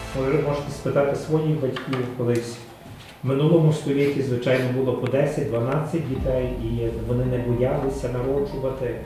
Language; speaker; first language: Ukrainian; native; Ukrainian